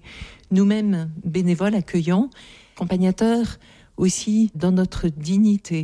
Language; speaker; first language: French; native; French